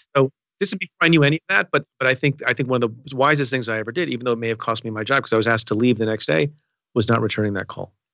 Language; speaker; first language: English; early bilingual, other home language; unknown